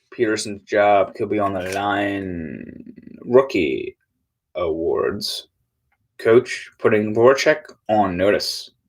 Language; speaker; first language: English; native; English